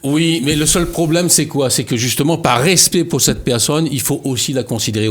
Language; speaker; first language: French; native; French